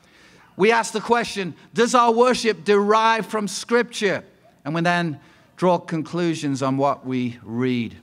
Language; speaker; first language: English; native; English